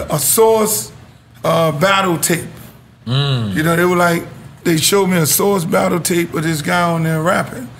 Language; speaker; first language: English; native; English